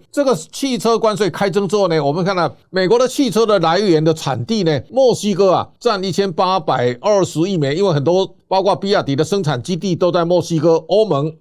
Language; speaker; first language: Chinese; native; Chinese